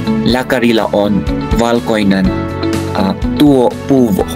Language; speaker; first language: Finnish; non-native, learner; Filipino